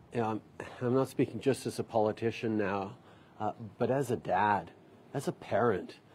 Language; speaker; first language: English; early bilingual, other home language; French